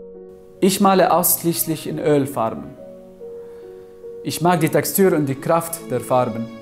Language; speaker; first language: German; non-native, fluent; Arabic